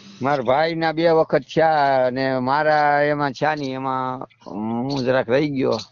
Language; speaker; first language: Gujarati; native; Gujarati